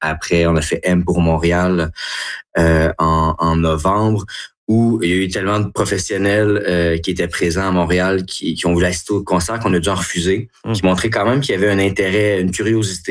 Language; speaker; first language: French; native; French